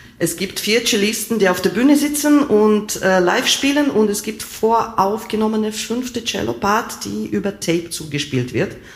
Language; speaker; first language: German; non-native, fluent; Russian